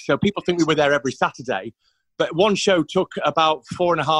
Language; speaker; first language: English; native; English